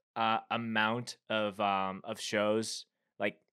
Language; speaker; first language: English; native; English